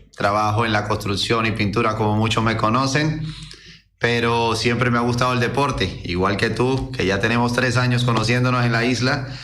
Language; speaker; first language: Spanish; native; Spanish